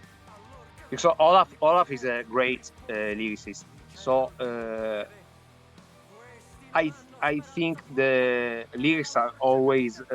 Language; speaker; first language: English; non-native, fluent; Italian